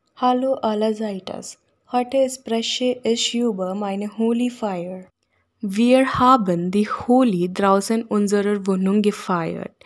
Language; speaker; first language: German; non-native, learner; Hindi